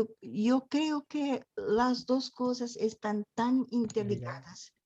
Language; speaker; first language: Spanish; non-native, learner; Portuguese